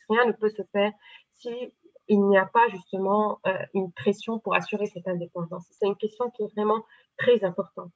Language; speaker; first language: French; non-native, local second language; Arabic